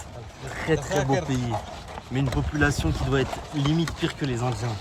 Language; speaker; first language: French; native; French